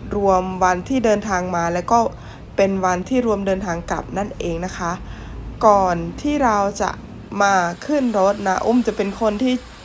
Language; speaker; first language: Thai; non-native, local second language; Northern Khmer